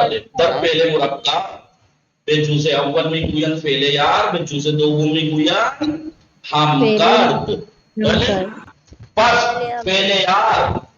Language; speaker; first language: Persian; non-native, fluent; Urdu